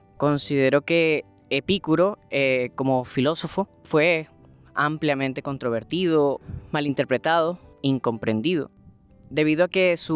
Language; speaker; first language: Spanish; native; Spanish